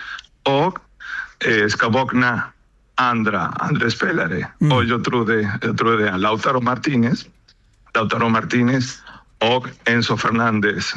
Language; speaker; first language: Swedish; non-native, learner; Spanish